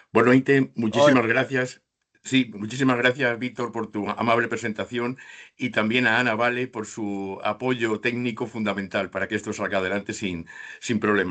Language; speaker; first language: Spanish; native; Spanish